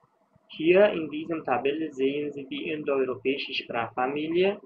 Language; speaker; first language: German; non-native, fluent; Uzbek